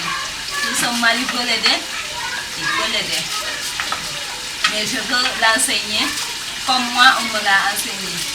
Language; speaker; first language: French; non-native, learner; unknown